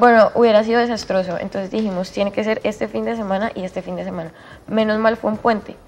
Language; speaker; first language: Spanish; native; Spanish